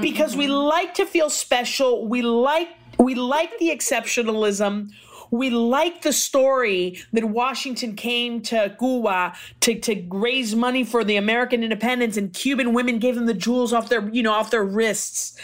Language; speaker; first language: English; early bilingual, other home language; Spanish